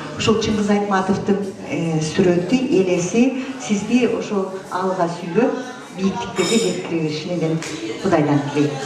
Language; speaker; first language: Kyrgyz; non-native, local second language; Russian